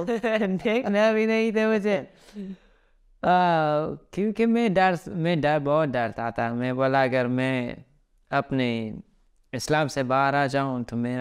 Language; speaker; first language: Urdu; early bilingual, other home language; Pashto